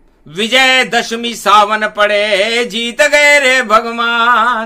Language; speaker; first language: Hindi; native; Hindi